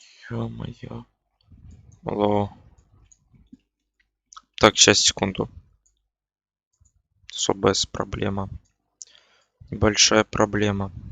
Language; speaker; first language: Russian; native; Russian